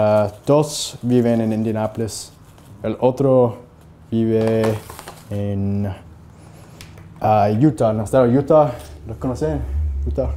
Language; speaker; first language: Spanish; non-native, fluent; English